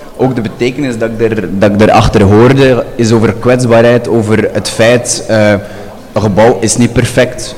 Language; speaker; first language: Dutch; native; Dutch